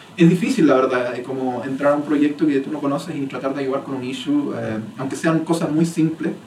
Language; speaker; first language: Spanish; native; Spanish